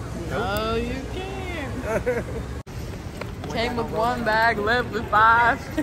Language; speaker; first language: English; native; English